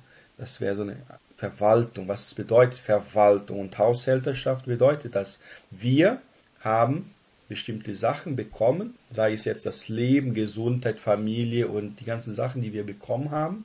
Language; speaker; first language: German; non-native, fluent; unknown